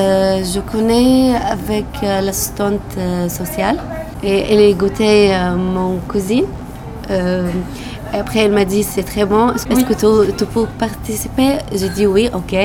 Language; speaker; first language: French; non-native, learner; Arabic